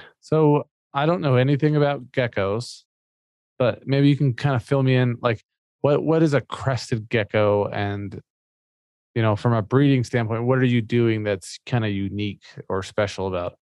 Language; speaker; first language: English; native; English